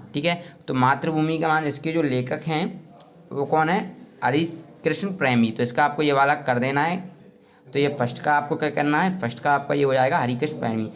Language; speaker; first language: Hindi; native; Hindi